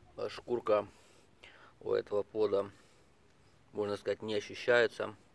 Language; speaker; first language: Russian; non-native, local second language; Ukrainian